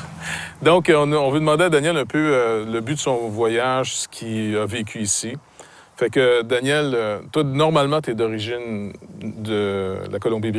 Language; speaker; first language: French; native; French